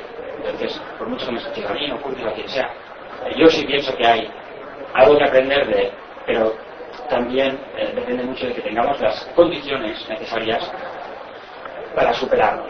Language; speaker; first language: Spanish; native; Spanish